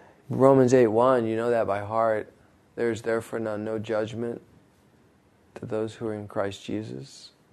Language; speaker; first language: English; native; English